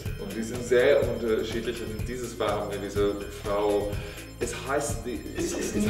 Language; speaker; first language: German; non-native, learner; English